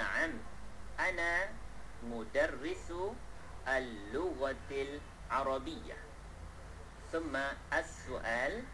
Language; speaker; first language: Arabic; non-native, fluent; Malay